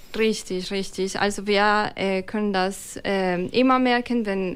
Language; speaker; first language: German; non-native, fluent; Spanish